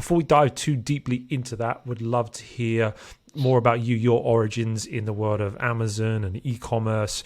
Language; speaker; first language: English; native; English